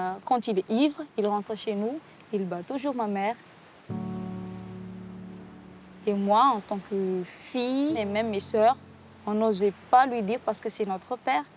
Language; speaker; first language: French; non-native, local second language; Malagasy